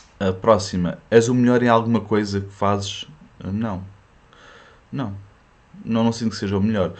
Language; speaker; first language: Portuguese; early bilingual, other home language; French